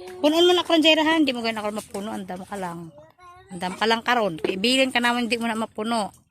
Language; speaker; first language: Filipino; non-native, local second language; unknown